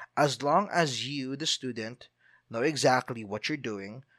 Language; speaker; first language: English; non-native, local second language; Filipino